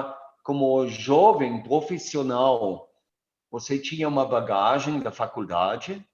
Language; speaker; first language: Portuguese; non-native, fluent; German